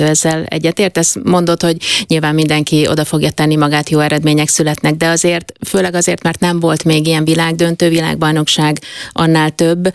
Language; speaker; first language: Hungarian; native; Hungarian